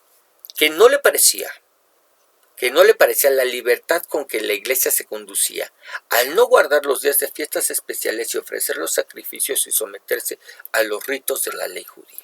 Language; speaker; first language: Spanish; native; Spanish